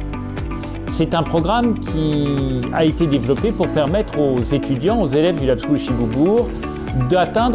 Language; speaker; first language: French; native; French